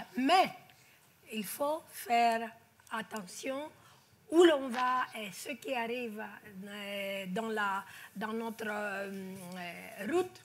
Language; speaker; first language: French; non-native, fluent; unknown